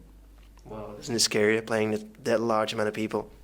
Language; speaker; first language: English; non-native, fluent; Dutch